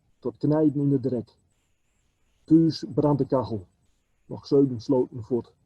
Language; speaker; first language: Dutch; native; Dutch